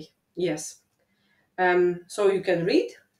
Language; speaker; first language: English; non-native, fluent; Latvian